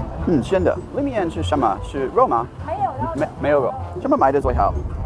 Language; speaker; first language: Chinese; non-native, learner; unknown